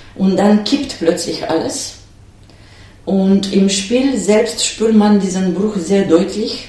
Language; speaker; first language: German; non-native, fluent; Romanian